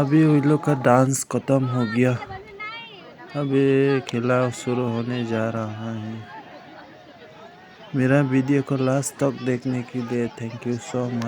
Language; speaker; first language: Hindi; non-native, local second language; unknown